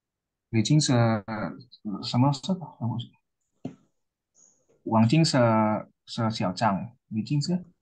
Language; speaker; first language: Chinese; non-native, learner; Indonesian